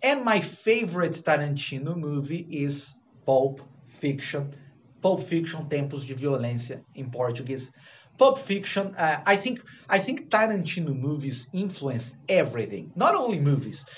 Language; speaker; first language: English; non-native, fluent; Portuguese